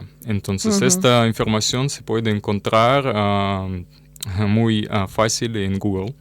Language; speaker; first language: Spanish; non-native, learner; Russian